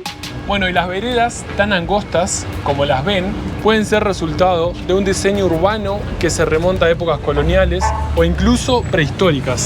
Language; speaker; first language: Spanish; native; Spanish